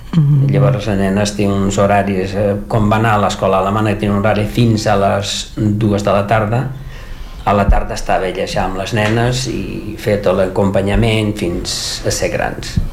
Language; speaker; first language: Catalan; non-native, fluent; Portuguese